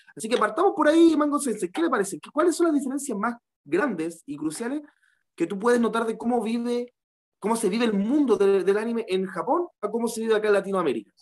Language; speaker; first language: Spanish; native; Spanish